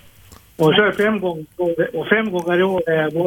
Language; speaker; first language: Swedish; native; Swedish